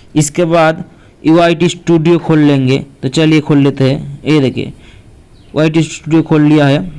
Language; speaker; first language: Hindi; non-native, local second language; Bangla